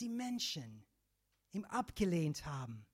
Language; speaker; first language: German; non-native, fluent; English